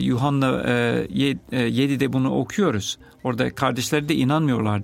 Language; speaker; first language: Turkish; non-native, fluent; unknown